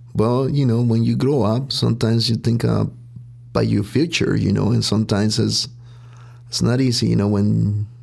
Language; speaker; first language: English; non-native, fluent; Spanish